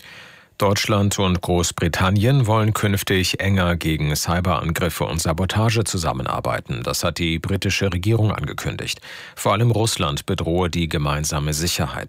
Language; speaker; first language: German; native; German